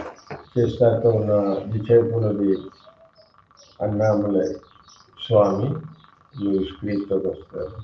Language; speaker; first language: Italian; non-native, learner; Hindi